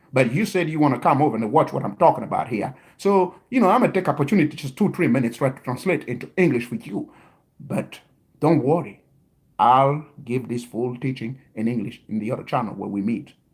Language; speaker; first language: English; non-native, fluent; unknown